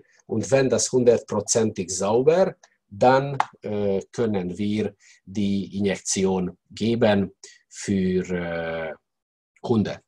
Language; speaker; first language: German; non-native, learner; Hungarian